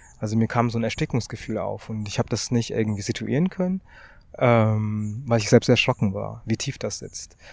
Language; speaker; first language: German; early bilingual, other home language; Tamil